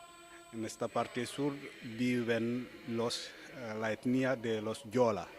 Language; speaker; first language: Spanish; non-native, fluent; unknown